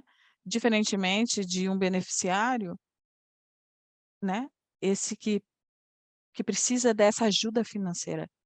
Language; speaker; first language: Portuguese; non-native, fluent; Polish